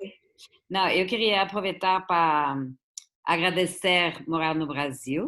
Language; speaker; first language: Portuguese; non-native, fluent; German